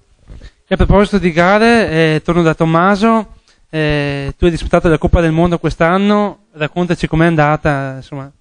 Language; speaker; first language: Italian; native; Italian